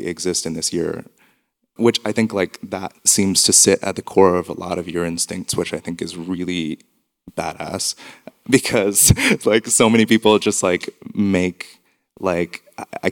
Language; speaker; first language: English; native; English